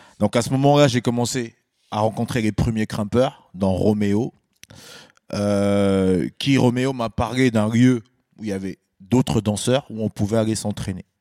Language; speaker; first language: French; early bilingual, other home language; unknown